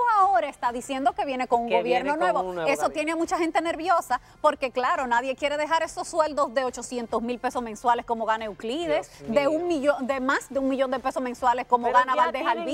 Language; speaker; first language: Spanish; native; Spanish